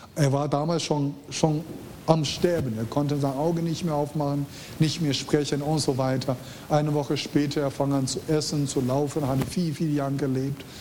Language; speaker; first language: German; non-native, fluent; Chinese